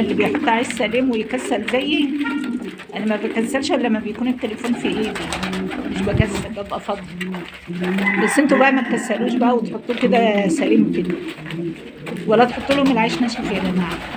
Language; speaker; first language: Arabic; native; Arabic